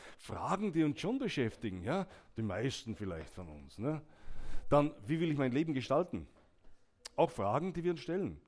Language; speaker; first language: German; native; German